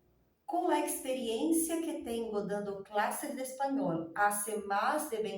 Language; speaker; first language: Spanish; non-native, fluent; Portuguese